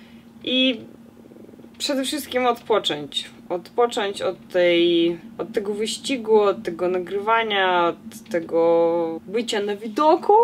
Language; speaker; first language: Polish; non-native, fluent; Russian